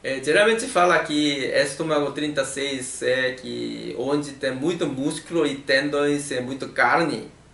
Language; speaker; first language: Portuguese; non-native, learner; Korean